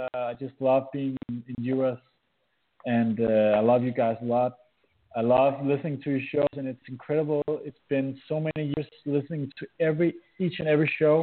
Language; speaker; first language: English; non-native, fluent; Danish